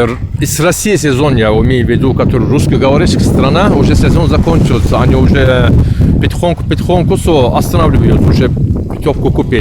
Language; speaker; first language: Russian; non-native, learner; Turkish